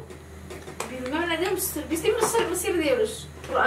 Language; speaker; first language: Turkish; non-native, learner; Indonesian